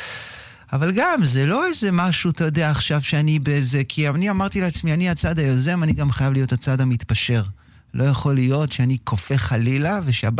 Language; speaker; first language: Hebrew; native; Hebrew